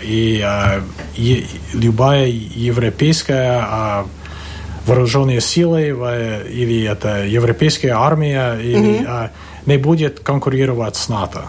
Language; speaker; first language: Russian; non-native, fluent; English